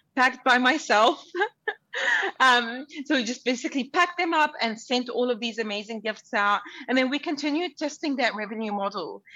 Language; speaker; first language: English; early bilingual, other home language; Arabic